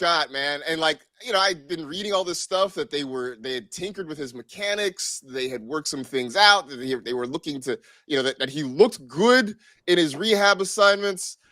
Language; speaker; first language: English; native; English